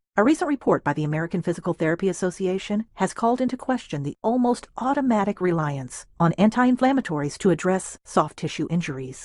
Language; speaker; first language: English; native; English